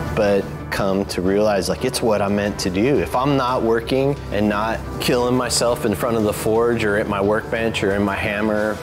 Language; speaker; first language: English; native; English